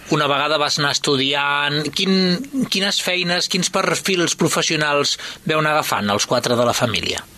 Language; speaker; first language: Catalan; native; Catalan